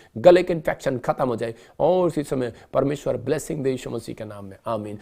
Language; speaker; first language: Hindi; non-native, local second language; Punjabi